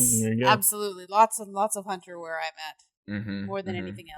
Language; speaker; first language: English; native; English